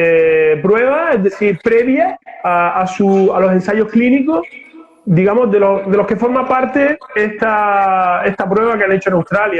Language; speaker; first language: Spanish; native; Spanish